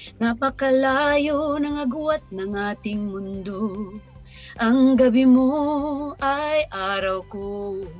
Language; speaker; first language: Cebuano; non-native, local second language; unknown